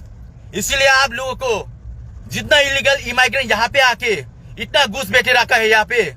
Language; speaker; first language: Hindi; non-native, local second language; Kok Borok